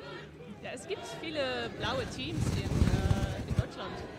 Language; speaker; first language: German; non-native, learner; Dutch